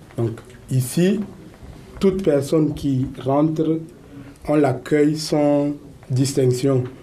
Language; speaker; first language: French; native; French